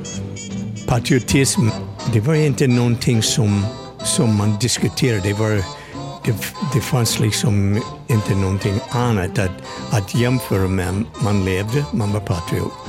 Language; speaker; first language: Swedish; non-native, fluent; English